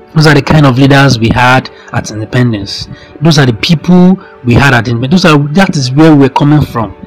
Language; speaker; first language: English; non-native, local second language; Yoruba